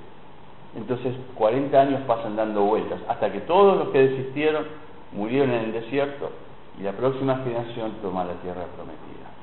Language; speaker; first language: Spanish; native; Spanish